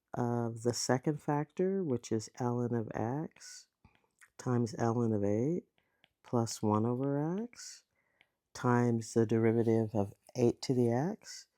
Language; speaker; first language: English; native; English